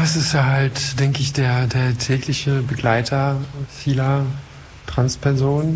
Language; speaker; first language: German; non-native, fluent; French